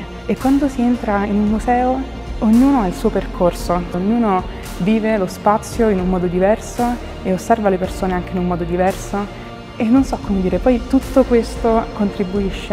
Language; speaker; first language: Italian; native; Italian